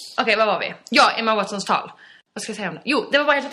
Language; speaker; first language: Swedish; native; Swedish